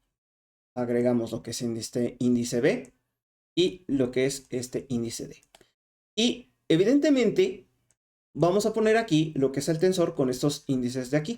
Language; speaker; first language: Spanish; native; Spanish